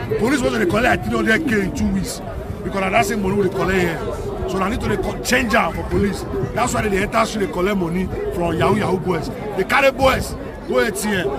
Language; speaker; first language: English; non-native, local second language; Bini